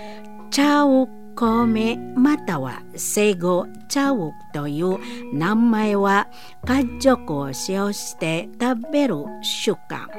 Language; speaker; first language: Japanese; non-native, learner; Indonesian